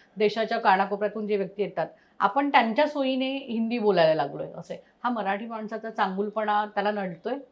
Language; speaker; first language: Marathi; native; Marathi